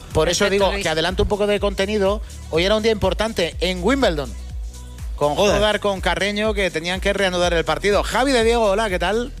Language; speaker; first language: Spanish; native; Spanish